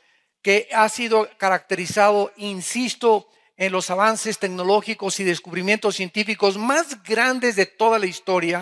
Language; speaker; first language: Spanish; native; Spanish